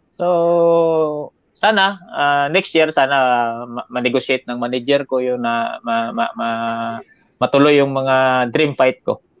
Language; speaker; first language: Filipino; non-native, local second language; Hiligaynon